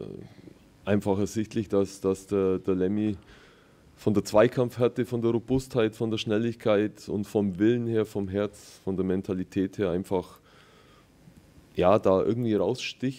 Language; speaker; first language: German; native; German